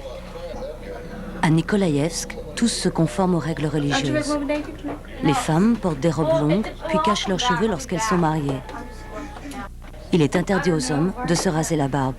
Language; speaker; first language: French; native; French